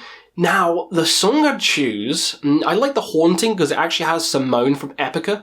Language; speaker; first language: English; native; English